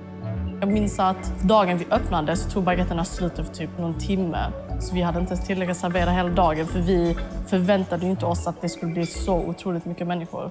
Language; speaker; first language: Swedish; early bilingual, other home language; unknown